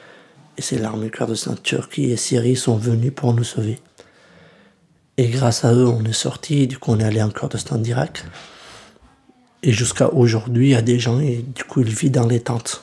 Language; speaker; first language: French; early bilingual, other home language; Kurdish